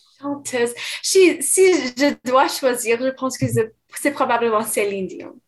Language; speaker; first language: French; non-native, fluent; English